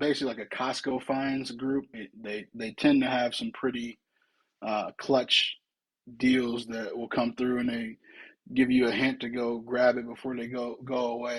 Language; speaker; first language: English; native; English